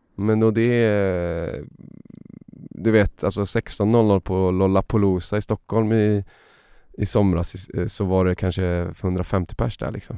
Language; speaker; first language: Swedish; native; Swedish